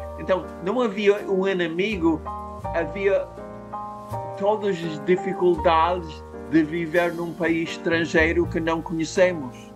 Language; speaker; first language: Portuguese; non-native, fluent; English